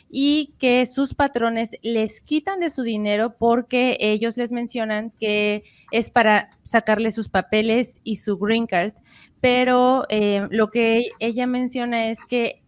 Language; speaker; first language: Spanish; native; Spanish